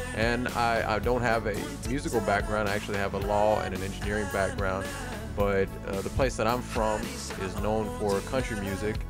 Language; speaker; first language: English; native; English